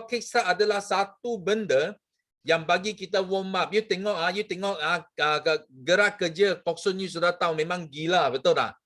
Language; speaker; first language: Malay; non-native, local second language; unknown